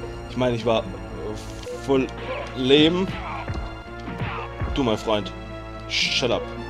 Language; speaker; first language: German; native; German